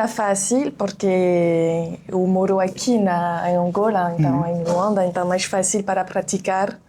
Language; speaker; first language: Portuguese; non-native, learner; French